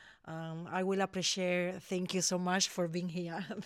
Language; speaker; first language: English; non-native, learner; Spanish